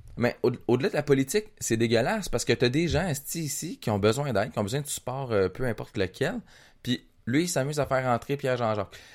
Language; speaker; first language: French; native; French